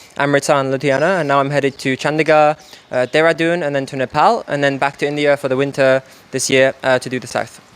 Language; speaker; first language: English; non-native, fluent; Italian